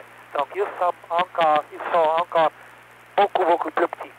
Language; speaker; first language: French; non-native, learner; English